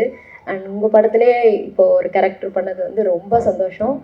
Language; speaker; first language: Tamil; non-native, learner; Malayalam